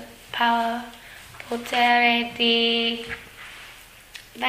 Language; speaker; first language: Italian; non-native, learner; English